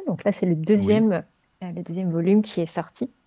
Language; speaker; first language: French; native; French